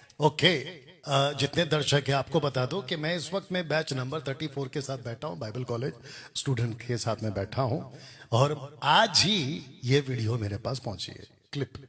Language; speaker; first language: Hindi; non-native, local second language; Telugu